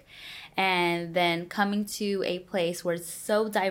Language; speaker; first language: English; early bilingual, other home language; Spanish